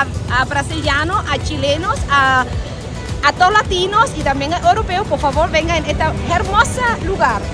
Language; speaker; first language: Spanish; non-native, learner; German